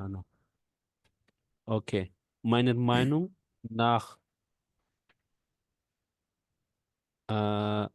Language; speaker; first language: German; non-native, learner; Urdu